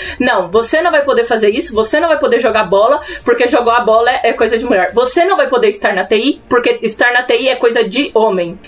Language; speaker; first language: Portuguese; early bilingual, other home language; Spanish